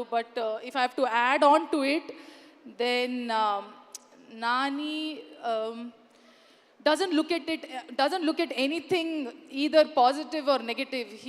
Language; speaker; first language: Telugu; non-native, learner; Kannada